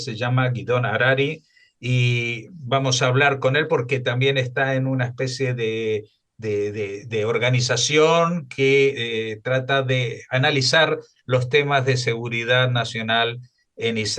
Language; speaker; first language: Spanish; native; Spanish